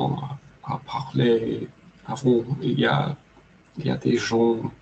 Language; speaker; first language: French; non-native, learner; English